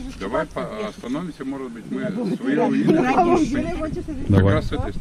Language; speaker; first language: Russian; native; Russian